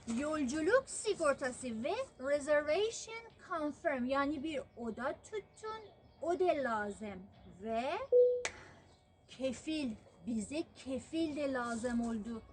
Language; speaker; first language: Turkish; non-native, fluent; Persian